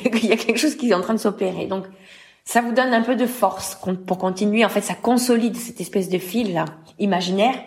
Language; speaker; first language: French; native; French